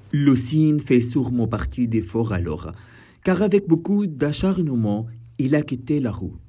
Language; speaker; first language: French; non-native, fluent; Arabic